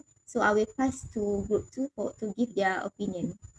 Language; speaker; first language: English; non-native, local second language; Malay